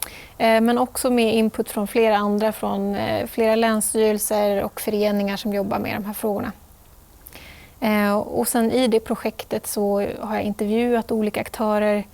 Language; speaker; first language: Swedish; native; Swedish